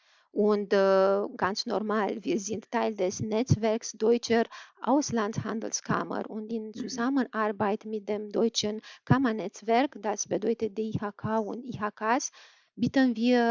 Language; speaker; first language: German; non-native, fluent; Romanian